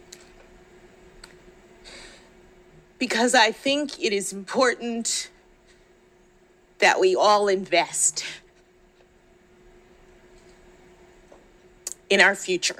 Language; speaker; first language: English; native; English